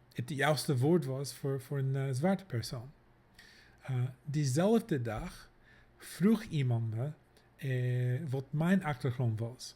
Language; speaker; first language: Dutch; non-native, fluent; English